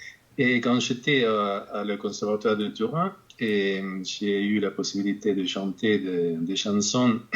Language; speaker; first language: French; non-native, fluent; Spanish